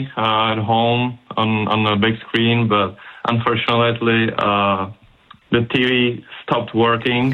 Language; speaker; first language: English; non-native, fluent; Czech